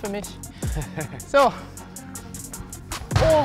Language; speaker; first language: German; non-native, learner; Portuguese